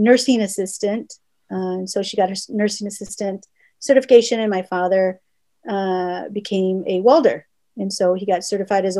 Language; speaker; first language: English; early bilingual, other home language; Spanish